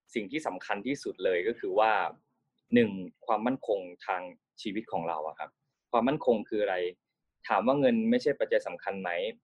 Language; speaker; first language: Thai; native; Thai